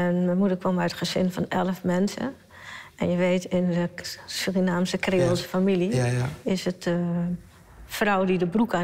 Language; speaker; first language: Dutch; early bilingual, other home language; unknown